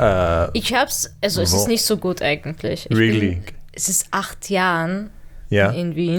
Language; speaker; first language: German; early bilingual, other home language; Arabic